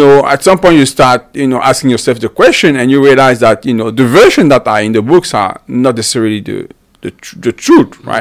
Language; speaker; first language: English; non-native, local second language; French